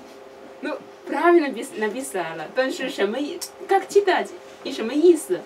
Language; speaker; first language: Russian; non-native, learner; Chinese